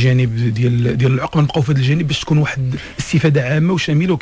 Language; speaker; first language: Arabic; native; Arabic